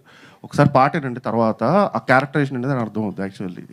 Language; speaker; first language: Telugu; native; Telugu